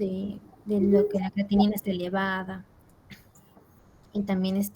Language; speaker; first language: Spanish; native; Spanish